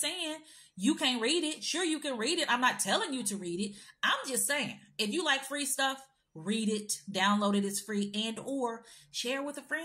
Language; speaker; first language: English; native; English